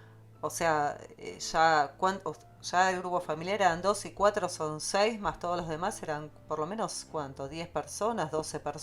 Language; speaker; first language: Spanish; native; Spanish